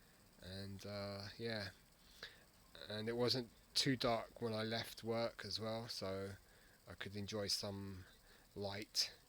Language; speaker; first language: English; native; English